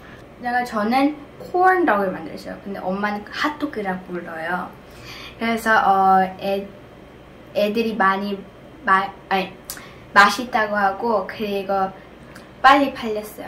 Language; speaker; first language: Korean; early bilingual, heritage; English